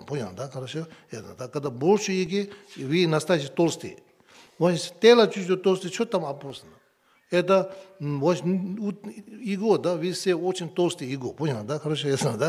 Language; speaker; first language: Russian; non-native, learner; Tibetan